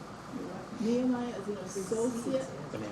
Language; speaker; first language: English; native; English